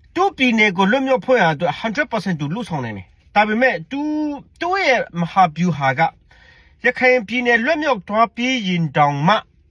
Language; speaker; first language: Burmese; non-native, local second language; Hakha Chin